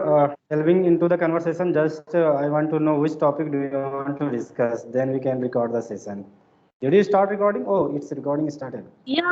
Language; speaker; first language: English; non-native, fluent; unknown